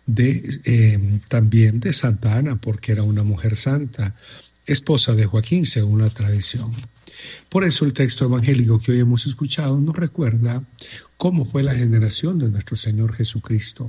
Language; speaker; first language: Spanish; native; Spanish